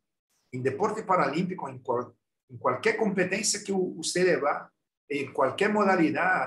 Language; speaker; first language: Spanish; non-native, learner; Portuguese